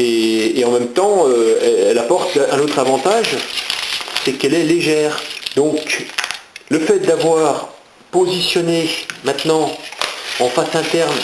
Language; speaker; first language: French; native; French